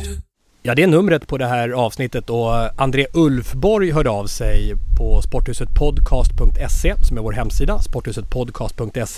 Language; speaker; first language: Swedish; native; Swedish